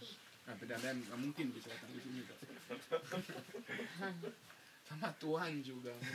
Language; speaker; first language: Indonesian; non-native, fluent; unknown